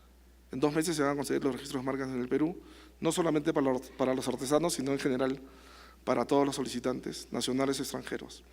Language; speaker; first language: Spanish; native; Spanish